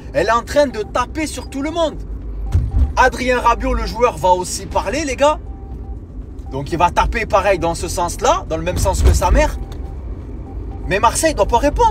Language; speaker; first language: French; native; French